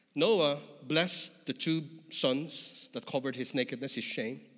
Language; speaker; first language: English; non-native, local second language; Filipino